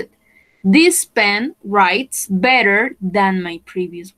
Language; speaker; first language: English; non-native, fluent; Spanish